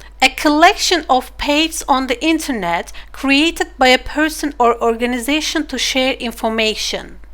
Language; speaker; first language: English; non-native, fluent; Turkish